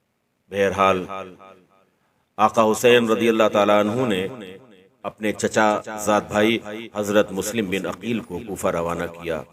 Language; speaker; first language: Urdu; native; Urdu